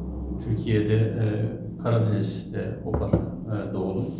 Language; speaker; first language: Turkish; native; Turkish